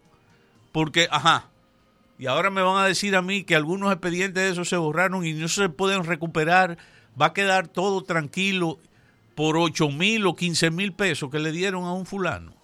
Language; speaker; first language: Spanish; native; Spanish